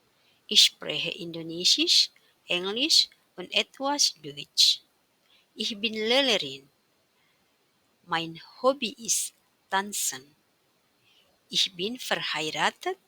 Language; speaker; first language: German; non-native, fluent; Indonesian